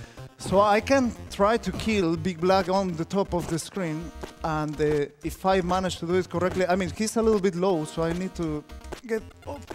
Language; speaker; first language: English; non-native, fluent; Spanish